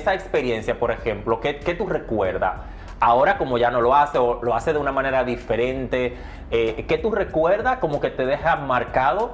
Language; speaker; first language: Spanish; native; Spanish